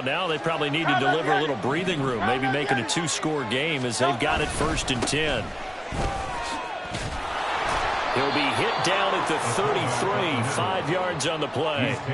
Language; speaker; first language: English; native; English